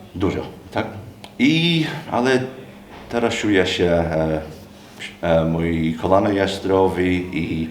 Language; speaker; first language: Polish; non-native, learner; English